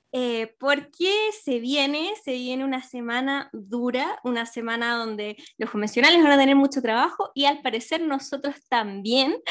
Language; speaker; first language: Spanish; native; Spanish